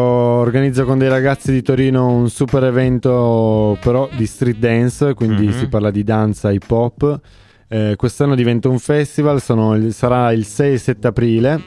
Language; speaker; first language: Italian; native; Italian